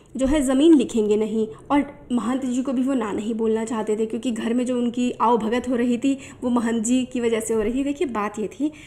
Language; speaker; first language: Hindi; native; Hindi